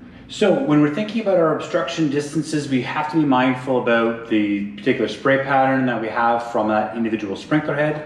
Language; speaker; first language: English; native; English